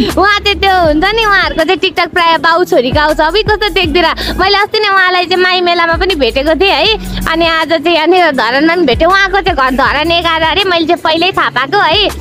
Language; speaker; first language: Nepali; native; Nepali